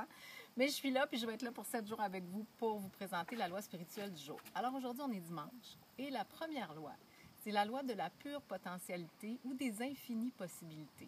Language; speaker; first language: French; native; French